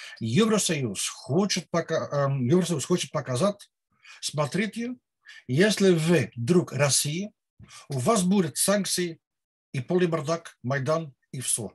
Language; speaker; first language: Russian; non-native, learner; Dutch